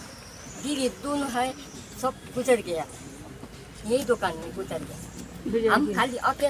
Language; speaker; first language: Hindi; non-native, local second language; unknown